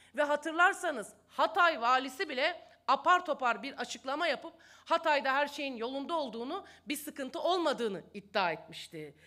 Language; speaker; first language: Turkish; native; Turkish